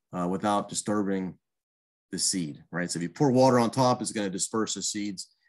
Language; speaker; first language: English; native; English